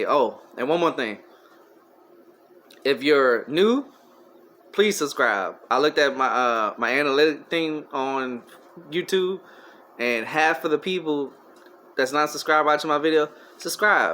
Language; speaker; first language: English; native; English